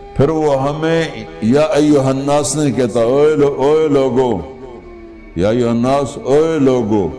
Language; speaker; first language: Urdu; non-native, local second language; Punjabi